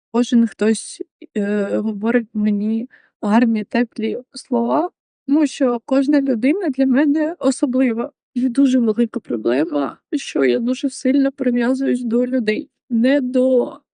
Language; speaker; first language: Ukrainian; native; Ukrainian